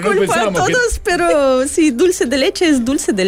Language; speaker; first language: Spanish; early bilingual, other home language; Russian